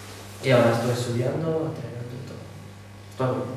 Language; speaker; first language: Spanish; non-native, fluent; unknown